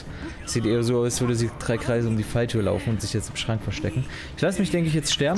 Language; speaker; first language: German; native; German